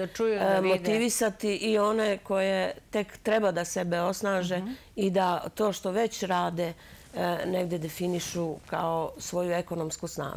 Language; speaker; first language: Serbian; native; Serbian